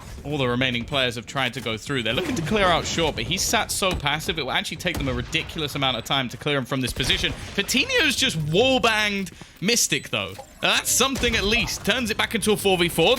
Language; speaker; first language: English; native; English